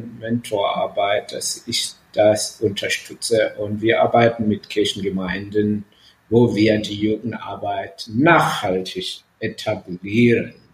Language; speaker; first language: German; non-native, fluent; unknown